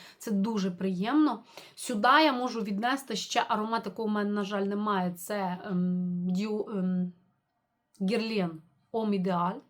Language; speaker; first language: Ukrainian; non-native, local second language; Russian